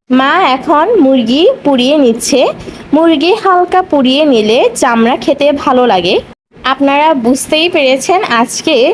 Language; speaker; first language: Bangla; non-native, local second language; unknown